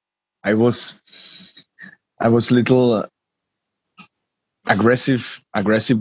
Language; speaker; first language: English; non-native, learner; Czech